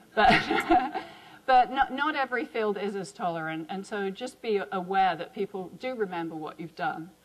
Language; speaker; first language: English; native; English